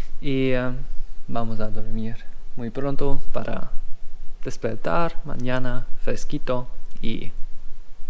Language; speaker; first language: Spanish; non-native, learner; German